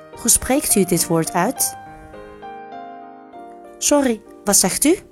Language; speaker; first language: Dutch; non-native, fluent; Chinese